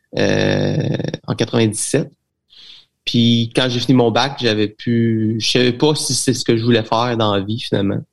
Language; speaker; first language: French; native; French